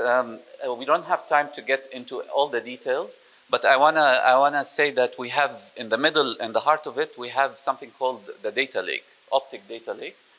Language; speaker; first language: English; non-native, fluent; Arabic